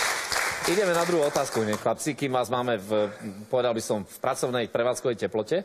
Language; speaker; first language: Slovak; native; Slovak